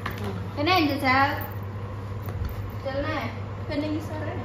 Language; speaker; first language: Indonesian; non-native, local second language; Javanese